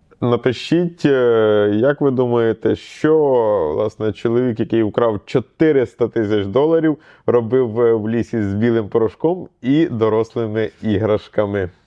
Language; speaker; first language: Ukrainian; native; Ukrainian